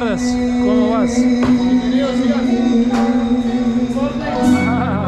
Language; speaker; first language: Spanish; non-native, learner; Croatian